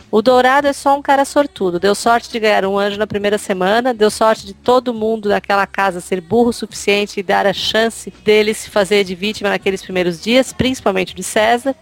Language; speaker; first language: Portuguese; native; Portuguese